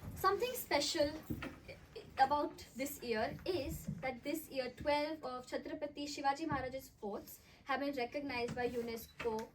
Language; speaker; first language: English; non-native, local second language; Marathi